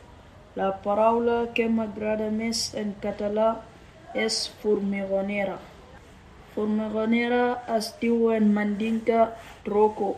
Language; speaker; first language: Catalan; early bilingual, other home language; Mandingo